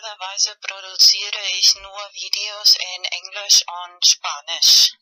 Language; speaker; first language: German; non-native, fluent; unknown